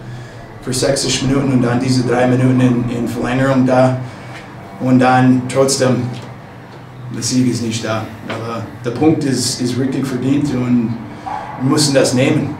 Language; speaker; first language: German; non-native, fluent; English